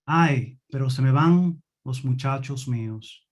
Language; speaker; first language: Spanish; early bilingual, other home language; English